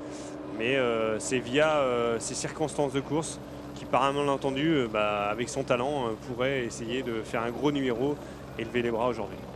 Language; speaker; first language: French; native; French